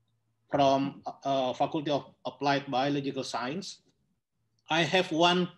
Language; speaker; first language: English; non-native, learner; Indonesian